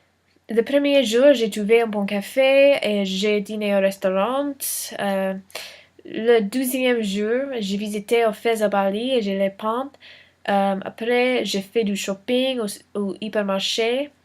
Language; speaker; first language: French; non-native, learner; English